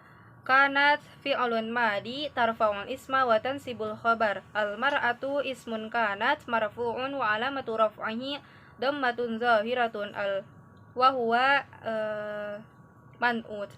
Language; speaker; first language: Arabic; non-native, learner; Indonesian